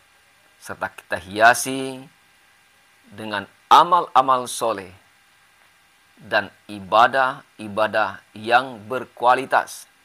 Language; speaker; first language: Indonesian; native; Indonesian